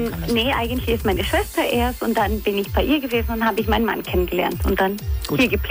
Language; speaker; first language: German; native; German